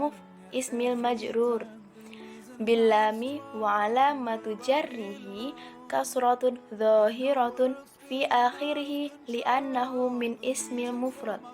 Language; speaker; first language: Arabic; non-native, learner; Indonesian